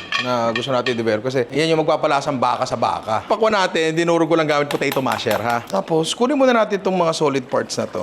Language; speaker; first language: Filipino; native; Filipino